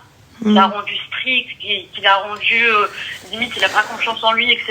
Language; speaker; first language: French; early bilingual, other home language; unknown